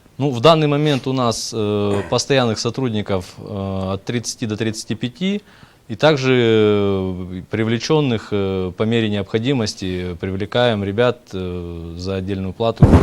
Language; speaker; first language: Russian; native; Russian